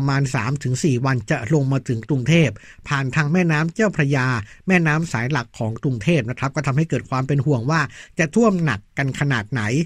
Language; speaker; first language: Thai; native; Thai